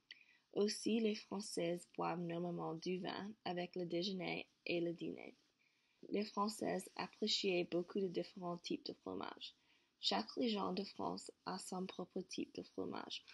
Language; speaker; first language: French; non-native, learner; English